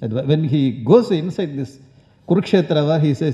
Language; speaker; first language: English; non-native, local second language; Tamil